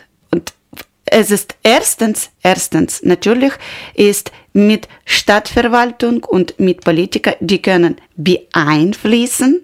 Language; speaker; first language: German; non-native, learner; Ukrainian